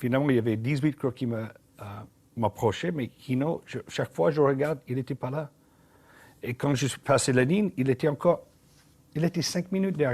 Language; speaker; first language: French; non-native, learner; English